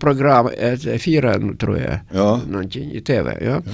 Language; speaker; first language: Swedish; non-native, learner; Russian